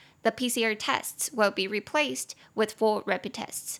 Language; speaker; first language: English; non-native, fluent; Chinese